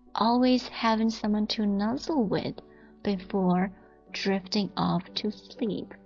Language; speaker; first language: English; non-native, fluent; Chinese